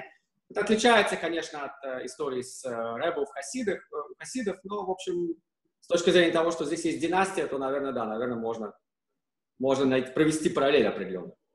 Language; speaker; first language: Russian; native; Russian